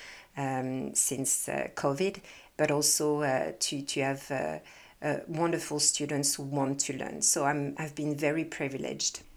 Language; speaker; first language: English; non-native, fluent; French